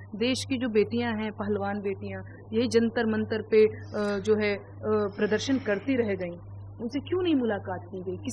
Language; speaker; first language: Hindi; non-native, local second language; Bhojpuri